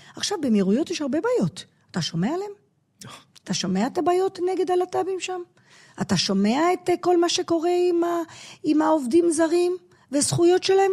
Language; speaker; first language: Hebrew; non-native, fluent; English